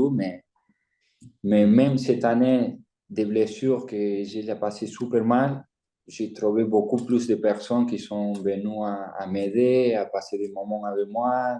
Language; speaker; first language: French; non-native, fluent; Spanish